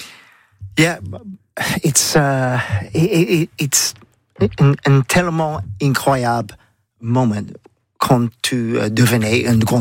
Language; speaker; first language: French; non-native, learner; English